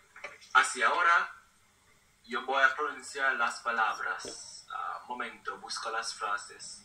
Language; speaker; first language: Spanish; non-native, fluent; English